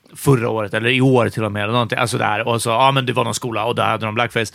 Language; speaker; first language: Swedish; early bilingual, other home language; Hungarian